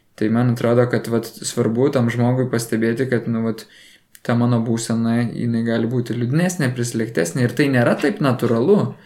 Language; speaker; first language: Lithuanian; native; Lithuanian